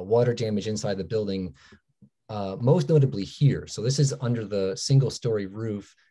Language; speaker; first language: English; native; English